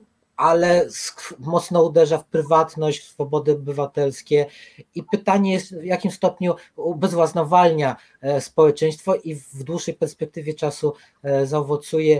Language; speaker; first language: Polish; native; Polish